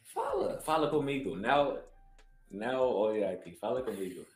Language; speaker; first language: Portuguese; non-native, learner; English